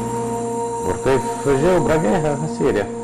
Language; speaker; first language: Portuguese; non-native, learner; Arabic